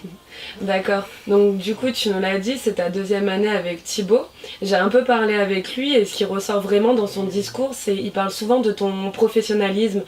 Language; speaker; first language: French; native; French